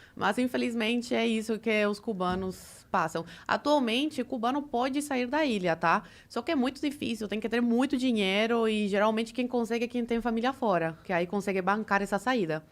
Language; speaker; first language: Portuguese; early bilingual, other home language; Spanish